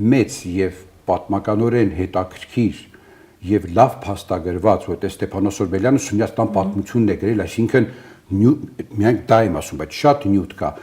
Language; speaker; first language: Armenian; early bilingual, other home language; Italian